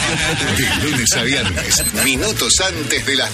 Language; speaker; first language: Spanish; native; Spanish